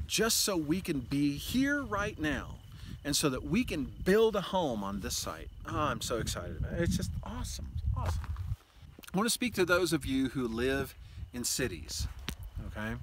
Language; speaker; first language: English; native; English